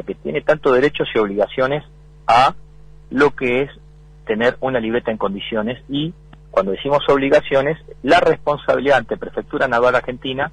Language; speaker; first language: Spanish; native; Spanish